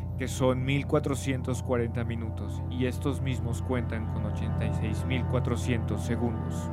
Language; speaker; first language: Spanish; native; Spanish